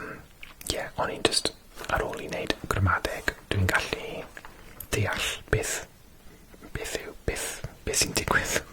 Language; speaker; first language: Welsh; non-native, local second language; English